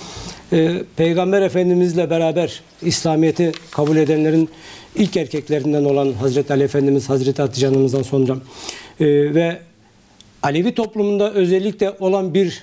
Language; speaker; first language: Turkish; native; Turkish